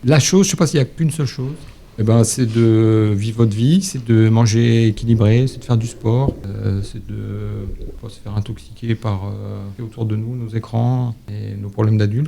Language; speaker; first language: French; native; French